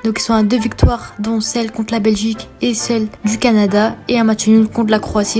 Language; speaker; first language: French; native; French